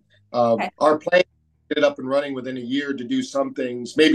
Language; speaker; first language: English; native; English